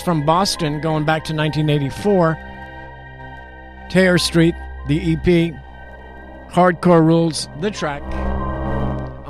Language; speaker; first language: English; native; English